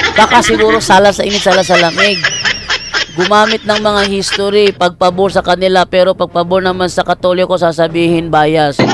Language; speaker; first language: Filipino; non-native, local second language; Cebuano